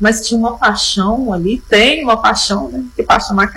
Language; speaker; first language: Portuguese; native; Portuguese